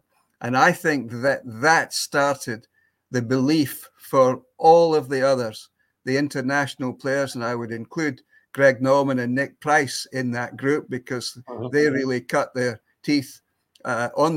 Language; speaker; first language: English; native; English